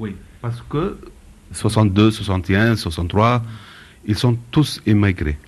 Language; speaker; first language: French; non-native, learner; Arabic